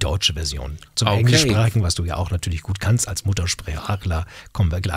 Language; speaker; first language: German; native; German